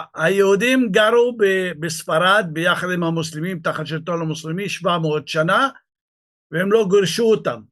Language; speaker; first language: Hebrew; non-native, local second language; Arabic